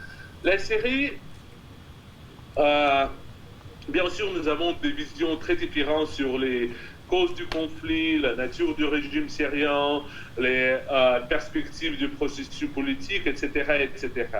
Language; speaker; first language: French; non-native, fluent; Russian